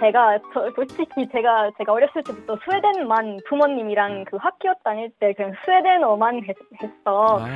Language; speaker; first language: Korean; non-native, learner; Swedish